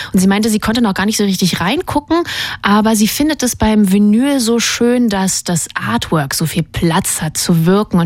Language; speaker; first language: German; native; German